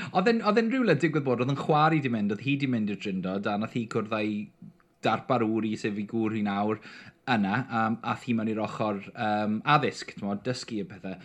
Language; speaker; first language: Welsh; non-native, local second language; English